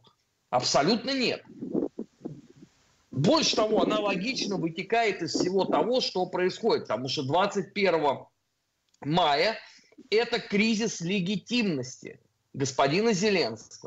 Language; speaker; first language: Russian; native; Russian